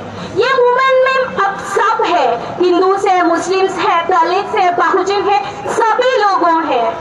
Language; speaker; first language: Hindi; non-native, local second language; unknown